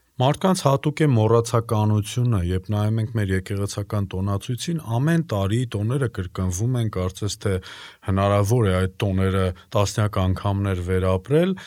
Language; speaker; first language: Armenian; native; Armenian